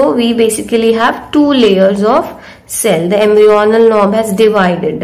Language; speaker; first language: English; non-native, local second language; Hindi